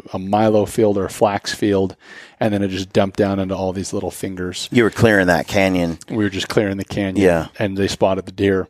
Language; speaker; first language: English; native; English